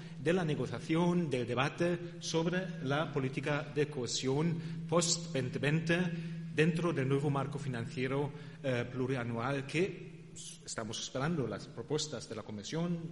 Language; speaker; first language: Spanish; non-native, fluent; German